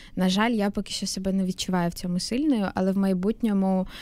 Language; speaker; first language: Ukrainian; native; Ukrainian